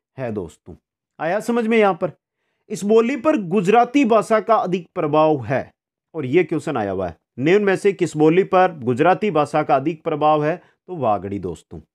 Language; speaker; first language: Hindi; native; Hindi